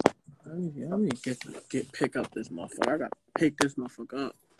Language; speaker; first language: English; native; English